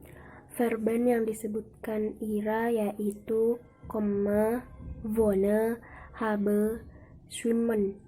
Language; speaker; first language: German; non-native, learner; Indonesian